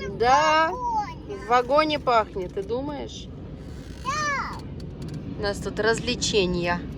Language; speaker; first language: Russian; native; Russian